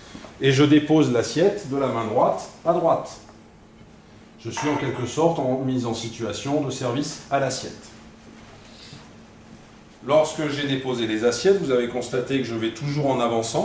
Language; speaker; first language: French; native; French